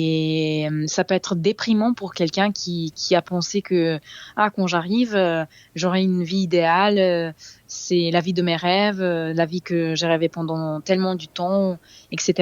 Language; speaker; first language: French; non-native, fluent; Serbian